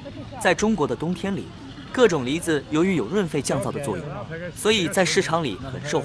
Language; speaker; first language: Chinese; native; Chinese